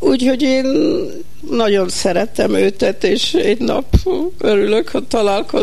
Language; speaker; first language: Hungarian; early bilingual, heritage; Hungarian